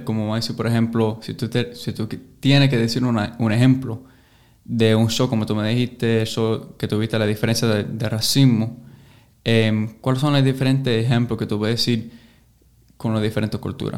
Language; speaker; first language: Spanish; early bilingual, heritage; English